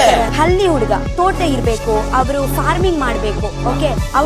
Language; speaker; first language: Kannada; non-native, local second language; Tulu